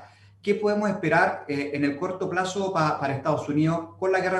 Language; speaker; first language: Spanish; native; Spanish